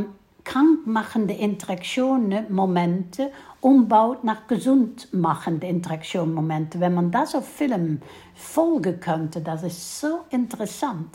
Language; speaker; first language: German; non-native, fluent; Dutch